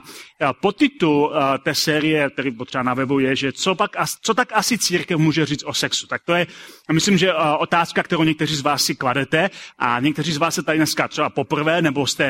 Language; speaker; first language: Czech; native; Czech